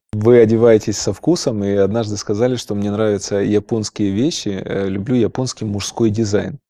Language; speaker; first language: Russian; native; Russian